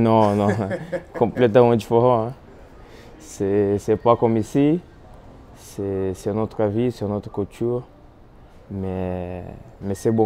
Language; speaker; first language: French; non-native, fluent; Portuguese